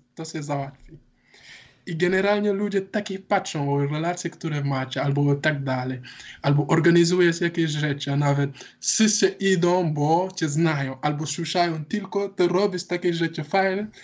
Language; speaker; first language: Polish; non-native, learner; Wolof